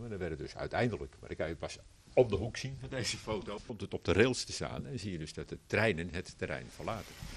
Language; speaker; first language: Dutch; native; Dutch